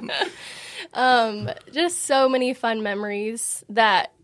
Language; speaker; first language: English; native; English